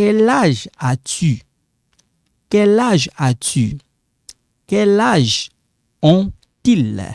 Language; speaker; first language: French; non-native, local second language; Lingala